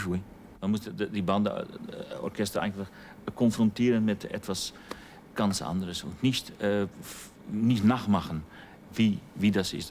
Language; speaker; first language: German; non-native, fluent; Italian